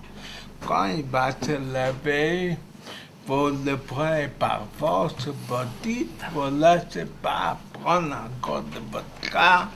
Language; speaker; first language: French; non-native, fluent; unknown